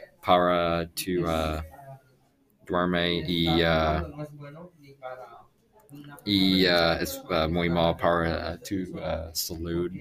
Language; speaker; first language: Spanish; non-native, learner; English